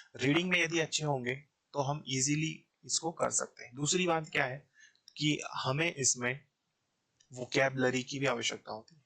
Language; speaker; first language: Hindi; native; Hindi